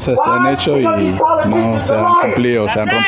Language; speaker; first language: Spanish; native; Spanish